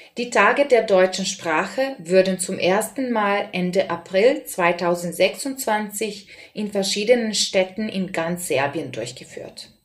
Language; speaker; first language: German; non-native, fluent; Serbian